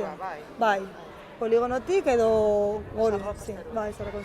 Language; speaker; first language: Basque; non-native, learner; Spanish